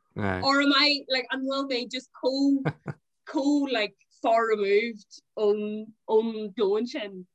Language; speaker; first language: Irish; non-native, local second language; English